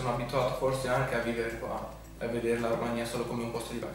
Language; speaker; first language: Italian; early bilingual, other home language; Romanian